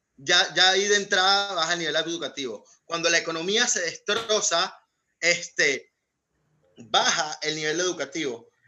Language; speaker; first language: Spanish; native; Spanish